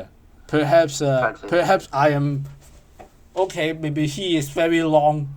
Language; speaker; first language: English; non-native, learner; Cantonese